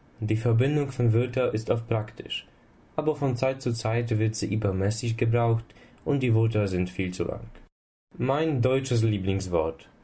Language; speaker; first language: German; non-native, learner; Polish